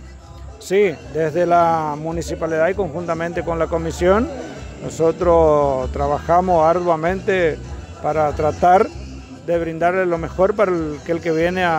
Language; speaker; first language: Spanish; native; Spanish